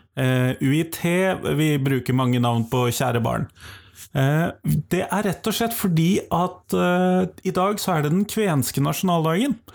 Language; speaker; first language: Norwegian; native; Norwegian